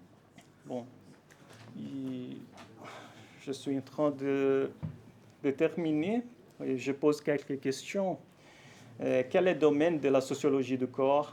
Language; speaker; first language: French; non-native, fluent; Portuguese